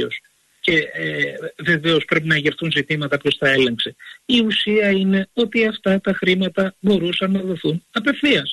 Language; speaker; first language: Greek; native; Greek